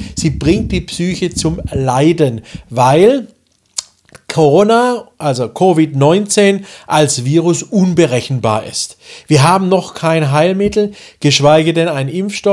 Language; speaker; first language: German; native; German